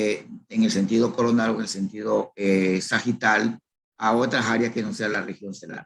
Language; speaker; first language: Spanish; native; Spanish